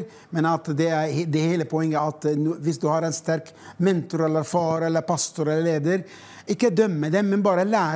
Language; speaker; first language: Swedish; non-native, fluent; Arabic